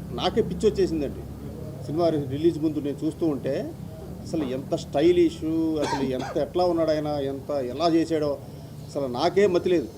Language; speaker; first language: Telugu; native; Telugu